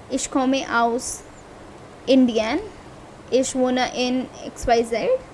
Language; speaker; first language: German; non-native, fluent; Hindi